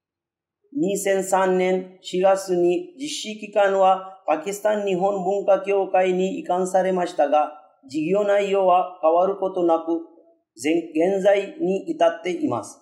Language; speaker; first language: Japanese; non-native, fluent; Urdu